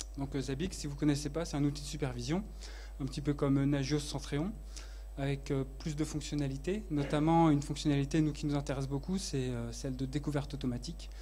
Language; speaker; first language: French; native; French